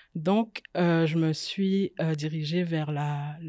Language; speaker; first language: French; native; French